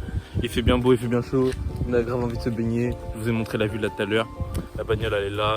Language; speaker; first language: French; native; French